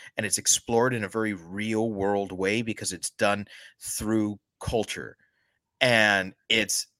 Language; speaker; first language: English; native; English